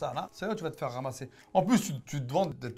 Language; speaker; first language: French; native; French